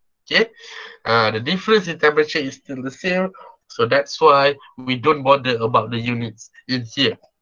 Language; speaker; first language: English; non-native, local second language; Malay